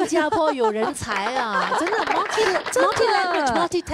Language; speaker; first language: Chinese; native; Chinese